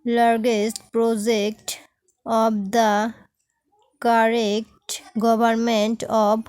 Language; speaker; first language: English; non-native, local second language; Bangla